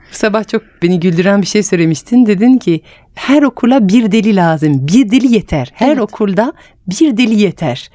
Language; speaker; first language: Turkish; non-native, fluent; French